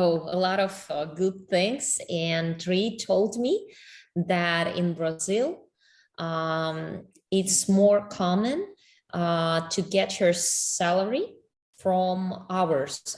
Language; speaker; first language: English; non-native, fluent; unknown